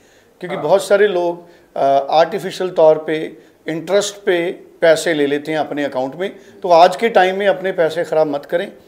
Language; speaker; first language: Hindi; non-native, local second language; Punjabi